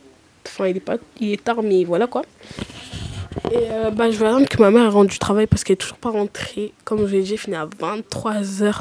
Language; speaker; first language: French; native; French